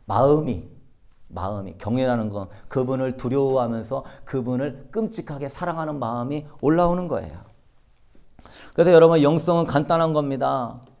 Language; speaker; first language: Korean; native; Korean